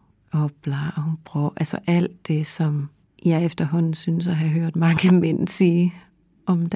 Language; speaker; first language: Danish; native; Danish